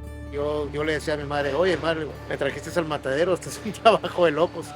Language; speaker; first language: Spanish; native; Spanish